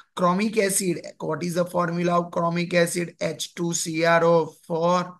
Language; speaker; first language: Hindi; non-native, local second language; Gujarati